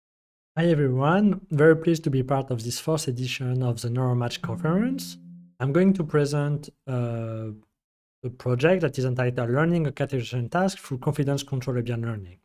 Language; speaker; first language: English; non-native, fluent; French